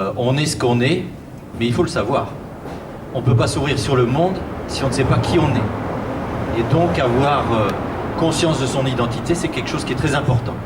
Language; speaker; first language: French; native; French